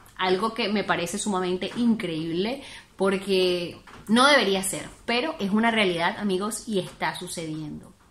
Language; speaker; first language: Spanish; native; Spanish